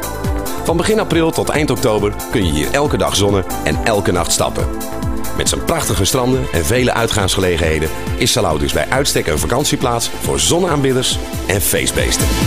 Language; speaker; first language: Dutch; native; Dutch